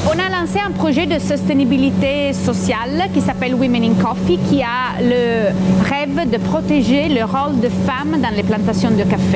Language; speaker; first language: French; non-native, fluent; Italian